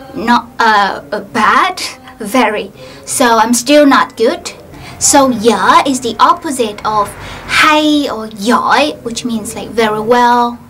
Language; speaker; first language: English; non-native, fluent; Vietnamese